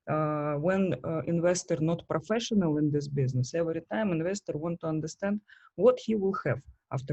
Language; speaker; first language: English; non-native, fluent; Russian